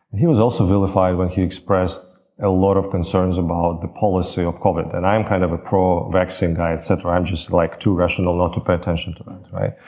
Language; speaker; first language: English; non-native, fluent; Latvian